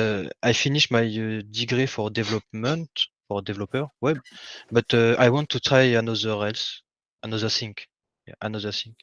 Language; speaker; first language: English; non-native, learner; French